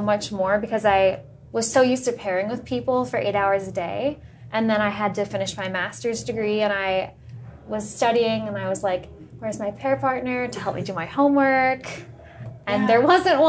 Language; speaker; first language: English; native; English